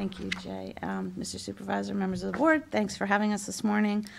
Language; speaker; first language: English; native; English